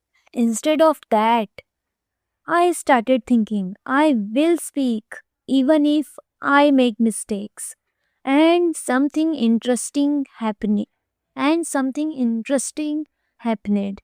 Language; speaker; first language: English; non-native, fluent; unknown